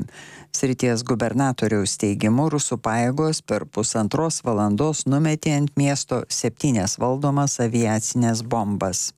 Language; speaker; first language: Lithuanian; native; Lithuanian